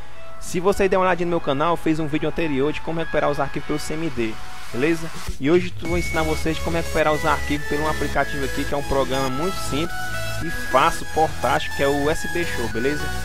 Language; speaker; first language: Portuguese; native; Portuguese